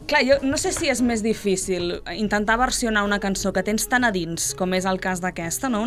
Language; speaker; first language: Catalan; native; Catalan